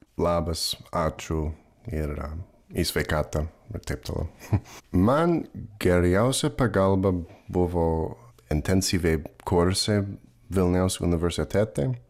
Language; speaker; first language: Lithuanian; non-native, learner; English